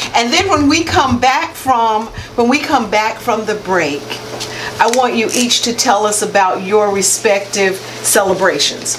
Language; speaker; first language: English; native; English